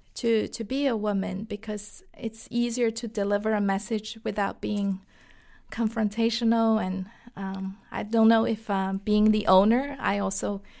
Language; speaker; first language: English; non-native, fluent; Chinese